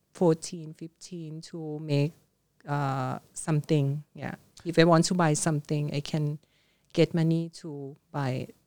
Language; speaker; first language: English; non-native, learner; Thai